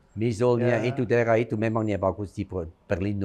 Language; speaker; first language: Indonesian; non-native, fluent; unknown